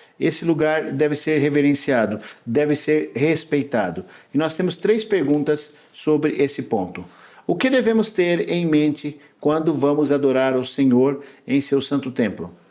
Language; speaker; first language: Portuguese; native; Portuguese